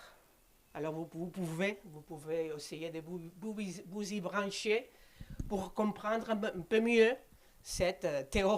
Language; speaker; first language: French; non-native, fluent; Spanish